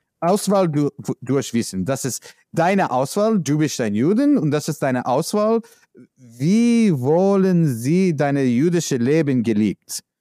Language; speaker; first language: German; non-native, learner; English